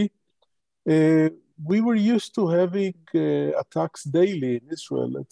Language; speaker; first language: English; non-native, local second language; Hebrew